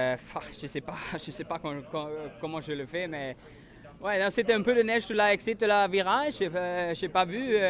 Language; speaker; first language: French; non-native, learner; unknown